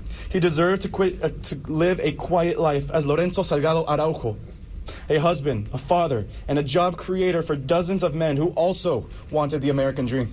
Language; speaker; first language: English; early bilingual, other home language; Spanish